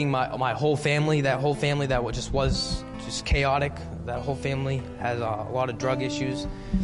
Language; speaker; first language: English; native; English